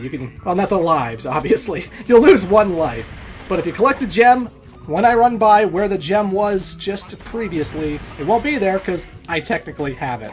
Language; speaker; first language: English; native; English